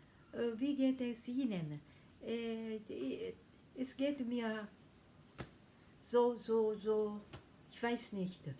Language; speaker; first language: German; non-native, learner; Japanese